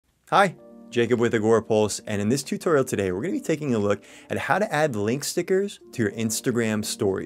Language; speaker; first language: English; native; English